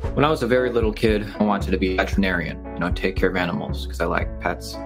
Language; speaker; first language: English; native; English